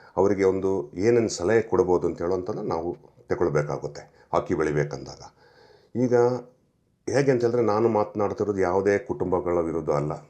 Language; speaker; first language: Kannada; non-native, local second language; Kodava